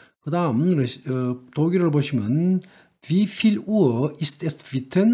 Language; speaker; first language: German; non-native, learner; Korean